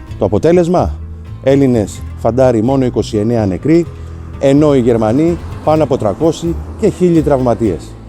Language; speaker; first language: Greek; native; Greek